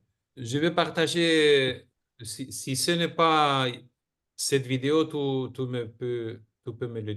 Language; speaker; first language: French; non-native, fluent; Spanish